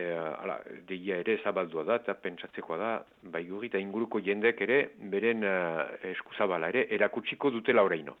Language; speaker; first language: Basque; native; Basque